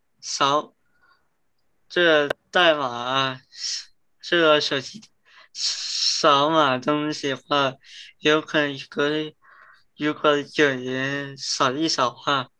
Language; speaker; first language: Chinese; early bilingual, heritage; Chinese